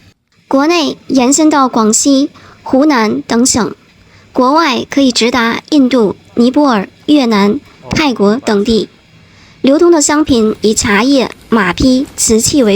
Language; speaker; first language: Chinese; native; Chinese